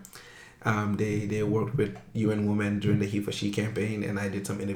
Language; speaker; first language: English; non-native, local second language; Wolof